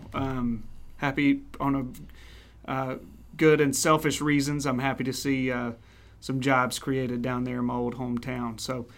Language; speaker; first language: English; native; English